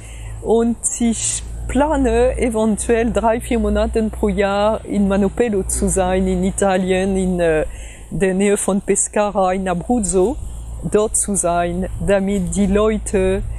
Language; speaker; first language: German; non-native, fluent; French